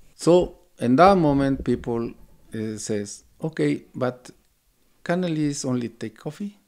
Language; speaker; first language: English; non-native, learner; Spanish